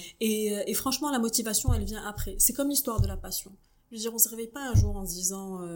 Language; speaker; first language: French; non-native, local second language; Arabic